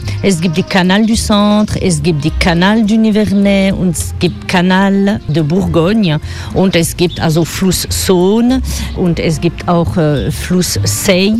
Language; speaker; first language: German; non-native, learner; French